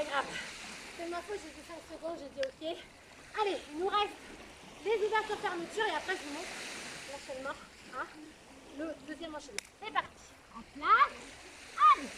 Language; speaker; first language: French; native; French